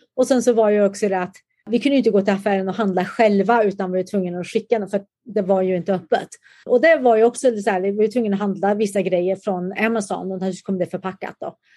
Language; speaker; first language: Swedish; native; Swedish